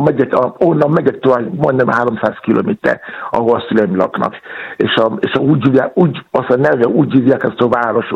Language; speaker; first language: Hungarian; non-native, fluent; Yoruba